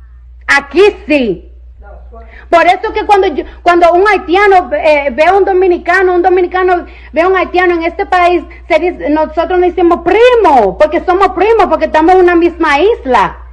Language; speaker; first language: Spanish; early bilingual, heritage; Spanish